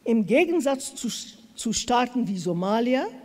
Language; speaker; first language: German; non-native, learner; English